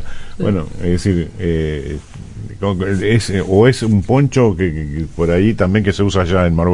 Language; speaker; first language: Spanish; native; Spanish